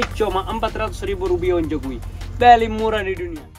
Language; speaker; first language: Indonesian; non-native, learner; Arabic